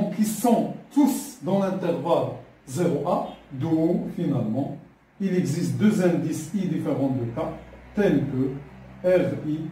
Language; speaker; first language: French; non-native, local second language; Arabic